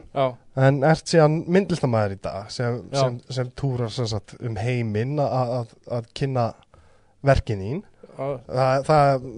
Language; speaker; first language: Icelandic; native; Icelandic